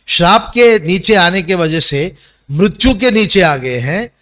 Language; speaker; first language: Hindi; non-native, local second language; Telugu